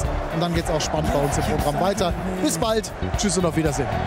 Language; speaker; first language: German; native; German